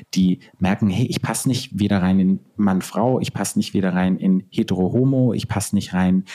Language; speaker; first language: German; native; German